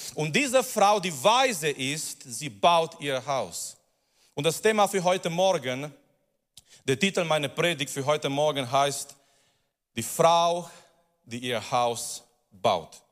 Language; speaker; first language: German; non-native, fluent; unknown